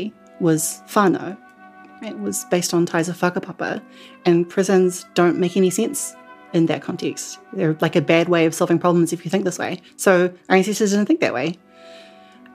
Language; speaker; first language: English; native; English